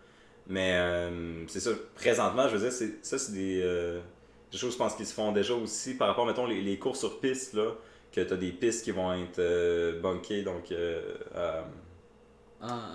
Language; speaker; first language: French; native; French